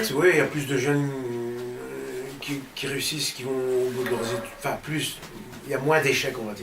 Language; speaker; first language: French; native; French